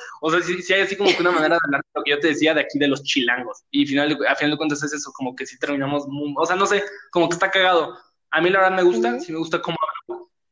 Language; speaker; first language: Spanish; native; Spanish